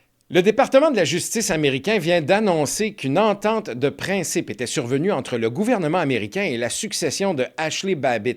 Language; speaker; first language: French; native; French